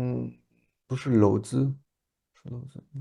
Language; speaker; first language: Chinese; non-native, learner; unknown